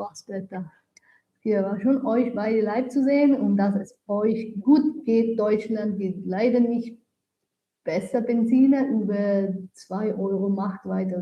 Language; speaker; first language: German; non-native, learner; Italian